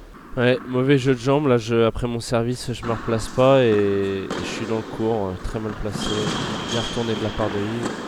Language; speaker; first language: French; native; French